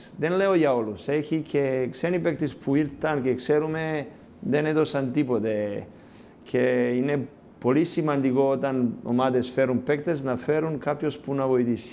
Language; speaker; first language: Greek; non-native, learner; Serbian